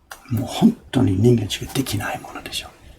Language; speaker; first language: Japanese; non-native, fluent; English